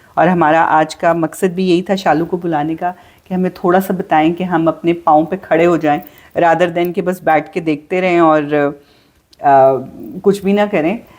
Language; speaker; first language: Urdu; native; Urdu